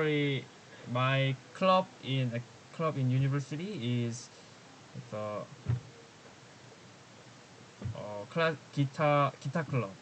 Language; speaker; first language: English; non-native, learner; Korean